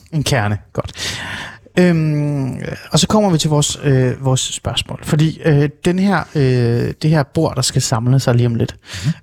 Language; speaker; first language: Danish; non-native, local second language; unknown